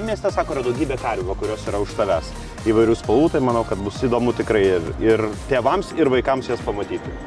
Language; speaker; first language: Lithuanian; native; Lithuanian